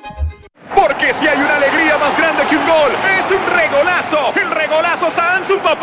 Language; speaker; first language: Spanish; native; Spanish